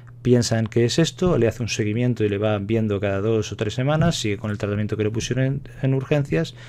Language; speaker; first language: Spanish; native; Spanish